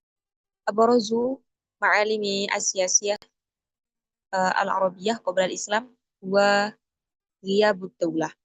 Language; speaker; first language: Arabic; non-native, learner; Indonesian